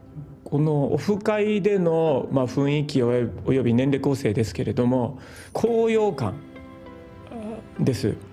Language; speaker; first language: Japanese; native; Japanese